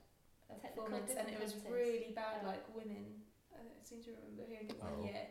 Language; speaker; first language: English; native; English